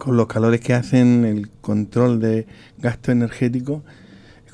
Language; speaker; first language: Spanish; native; Spanish